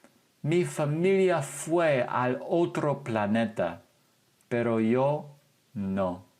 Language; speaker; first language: Spanish; non-native, fluent; English